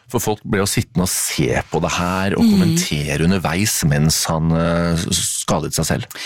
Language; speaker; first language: Norwegian; native; Norwegian